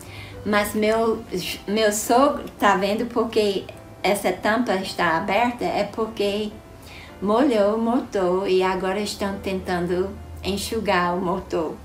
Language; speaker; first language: Portuguese; non-native, fluent; English